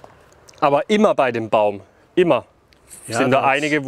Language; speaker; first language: German; native; German